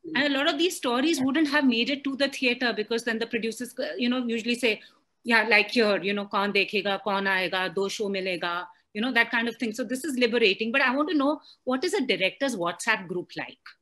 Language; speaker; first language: English; non-native, local second language; Hindi